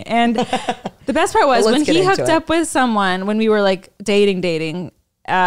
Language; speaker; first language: English; native; English